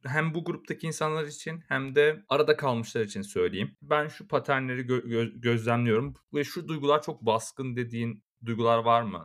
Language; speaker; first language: Turkish; native; Turkish